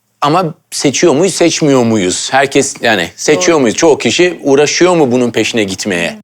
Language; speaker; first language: Turkish; early bilingual, heritage; Turkish